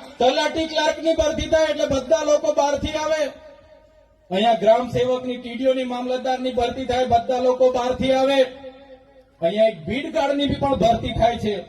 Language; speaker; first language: Gujarati; non-native, local second language; Vasavi